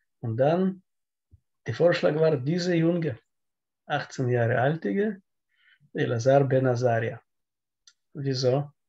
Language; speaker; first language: German; non-native, learner; Russian